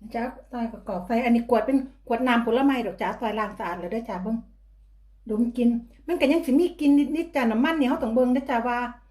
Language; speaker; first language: Thai; native; Thai